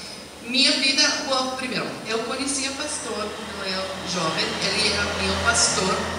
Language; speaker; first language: Portuguese; non-native, learner; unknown